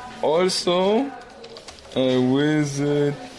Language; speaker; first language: English; non-native, learner; German